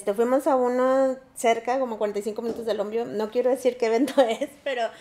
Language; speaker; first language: Spanish; native; Spanish